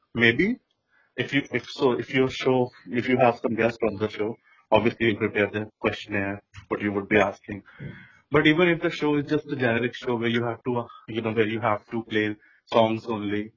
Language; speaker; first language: English; non-native, local second language; Hindi